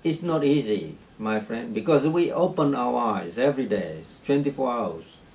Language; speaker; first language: English; non-native, fluent; Vietnamese